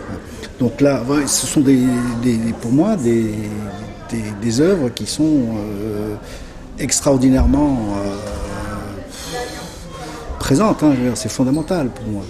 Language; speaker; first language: French; native; French